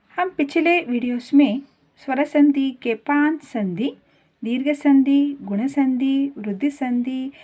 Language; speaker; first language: Hindi; non-native, local second language; Kannada